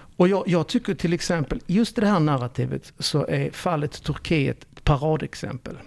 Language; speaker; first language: Swedish; early bilingual, other home language; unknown